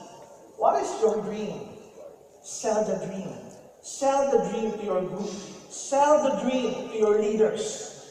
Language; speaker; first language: English; non-native, local second language; Filipino